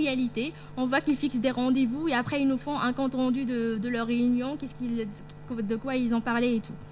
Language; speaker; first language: French; non-native, local second language; Arabic